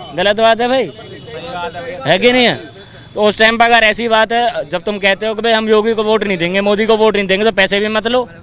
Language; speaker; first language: Hindi; native; Hindi